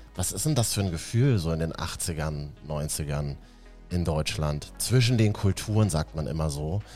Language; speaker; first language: German; native; German